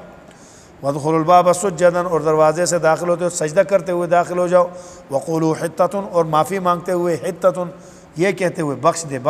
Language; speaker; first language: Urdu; native; Urdu